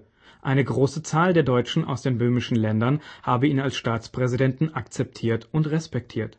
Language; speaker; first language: German; native; German